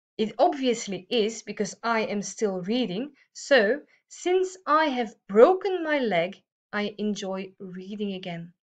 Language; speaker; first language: English; non-native, fluent; Dutch